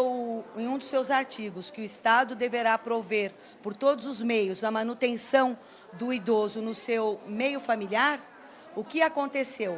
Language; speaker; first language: Portuguese; native; Portuguese